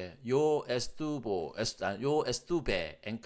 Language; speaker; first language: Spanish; non-native, learner; Korean